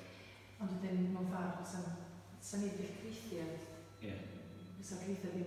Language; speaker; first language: Welsh; native; Welsh